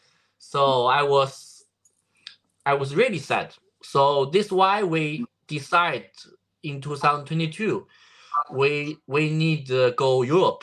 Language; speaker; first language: English; non-native, learner; Chinese